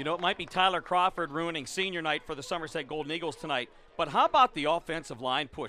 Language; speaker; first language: English; native; English